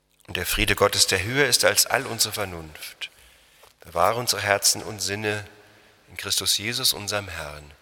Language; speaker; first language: German; native; German